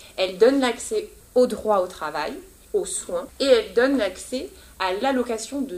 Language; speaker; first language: French; native; French